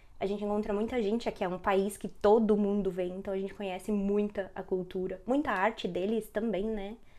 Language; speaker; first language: Portuguese; native; Portuguese